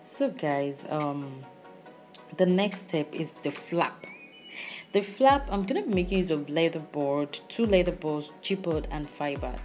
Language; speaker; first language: English; non-native, local second language; Yoruba